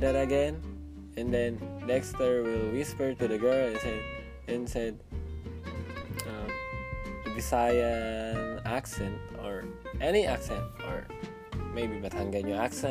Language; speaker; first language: English; non-native, local second language; Filipino